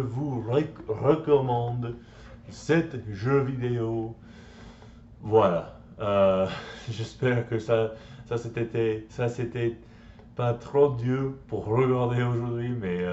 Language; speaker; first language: French; non-native, learner; English